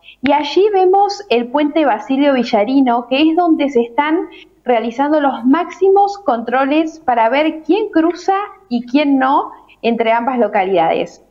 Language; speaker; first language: Spanish; native; Spanish